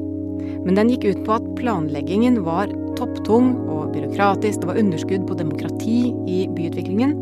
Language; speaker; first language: Norwegian; native; Norwegian